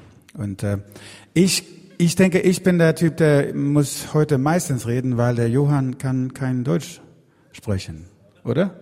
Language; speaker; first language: German; non-native, learner; Swedish